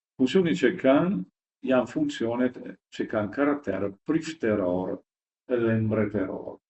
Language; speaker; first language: Albanian; non-native, fluent; Italian